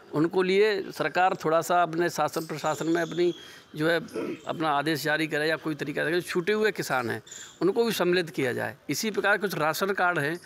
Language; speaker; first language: Hindi; native; Hindi